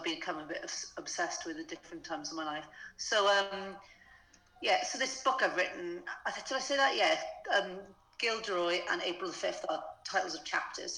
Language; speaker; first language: English; native; English